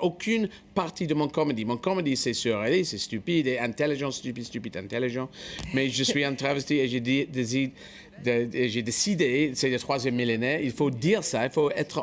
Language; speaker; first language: French; non-native, fluent; English